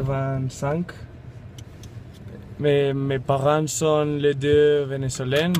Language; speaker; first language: French; non-native, learner; Spanish